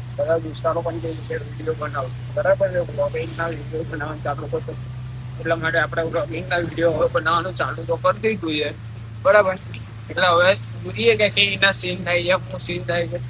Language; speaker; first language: Gujarati; native; Gujarati